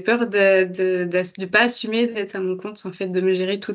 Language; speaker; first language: French; native; French